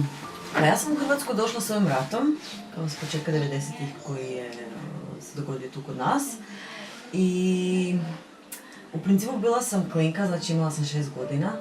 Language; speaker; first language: Bosnian; native; Bosnian